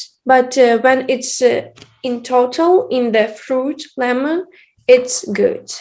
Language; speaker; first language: English; non-native, fluent; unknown